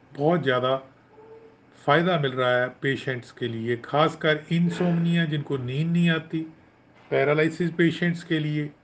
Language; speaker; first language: Hindi; non-native, local second language; Punjabi